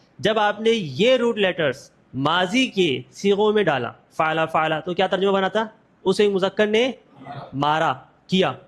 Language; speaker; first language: Urdu; native; Urdu